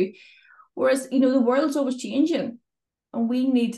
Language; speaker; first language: English; native; English